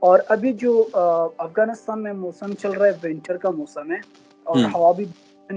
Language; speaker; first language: Hindi; non-native, learner; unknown